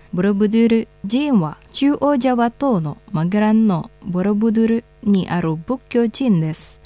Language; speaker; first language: Japanese; non-native, fluent; Indonesian